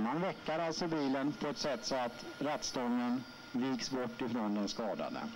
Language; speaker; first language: Swedish; native; Swedish